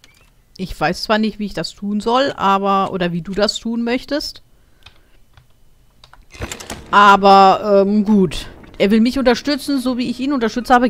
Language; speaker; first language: German; native; German